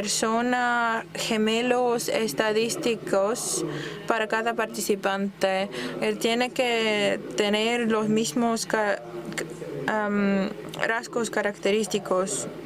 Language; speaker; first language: Spanish; non-native, fluent; German